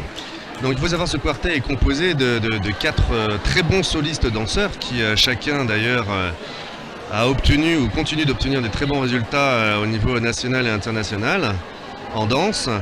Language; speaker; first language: French; native; French